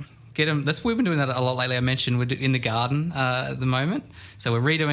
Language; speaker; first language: English; native; English